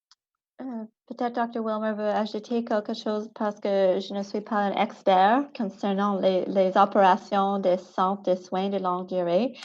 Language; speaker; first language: French; non-native, local second language; English